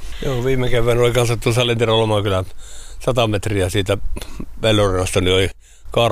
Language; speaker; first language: Finnish; native; Finnish